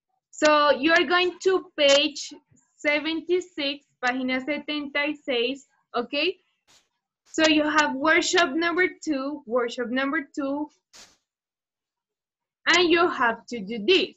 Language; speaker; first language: English; non-native, fluent; Spanish